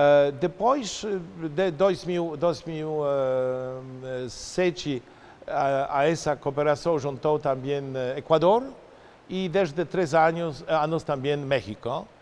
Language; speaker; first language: Portuguese; non-native, fluent; Polish